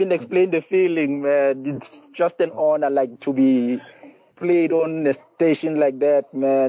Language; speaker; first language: English; non-native, local second language; Zulu